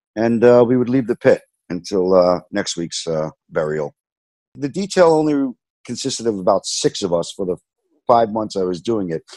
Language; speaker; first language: English; native; English